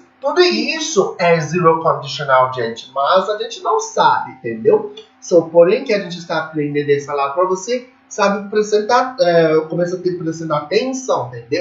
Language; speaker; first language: Portuguese; non-native, fluent; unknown